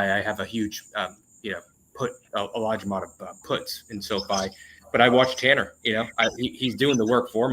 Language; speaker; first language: English; native; English